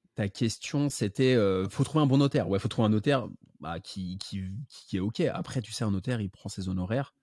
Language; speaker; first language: French; native; French